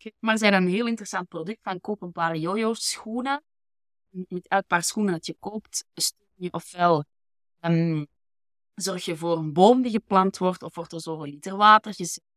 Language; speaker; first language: Dutch; native; Dutch